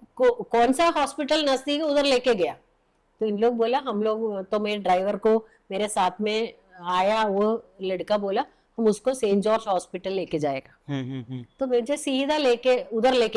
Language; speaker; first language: Hindi; non-native, local second language; Malayalam